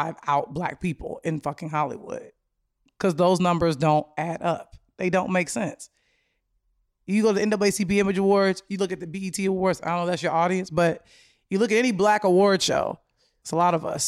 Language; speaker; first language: English; native; English